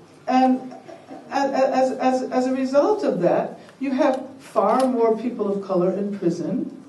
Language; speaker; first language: English; native; English